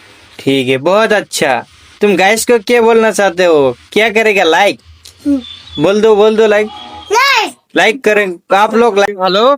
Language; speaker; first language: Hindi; non-native, learner; Bangla